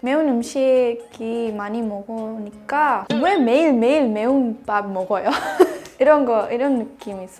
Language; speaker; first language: Korean; non-native, learner; Spanish